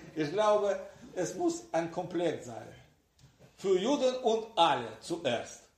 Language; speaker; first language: German; non-native, learner; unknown